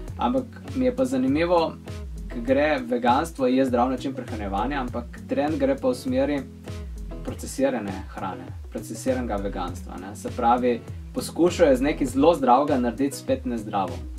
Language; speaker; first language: Slovenian; native; Slovenian